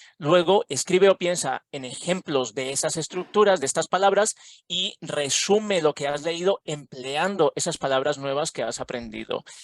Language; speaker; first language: Spanish; native; Spanish